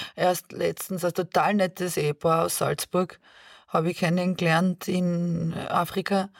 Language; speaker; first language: German; early bilingual, other home language; Serbian